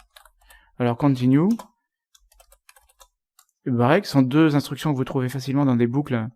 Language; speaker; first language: French; native; French